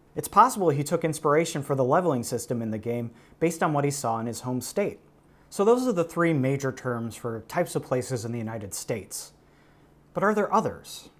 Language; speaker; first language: English; native; English